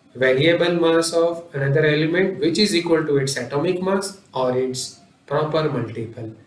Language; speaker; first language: English; non-native, local second language; Gujarati